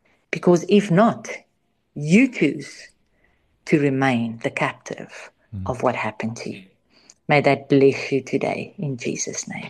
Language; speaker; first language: English; non-native, local second language; Afrikaans